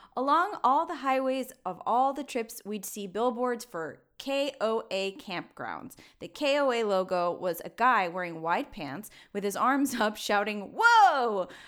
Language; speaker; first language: English; early bilingual, other home language; Spanish